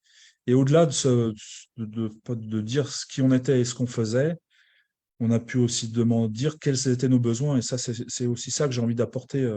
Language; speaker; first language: French; native; French